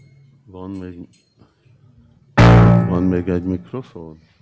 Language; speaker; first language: Hungarian; early bilingual, heritage; Hungarian